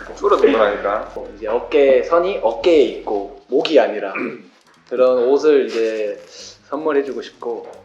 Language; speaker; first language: Korean; native; Korean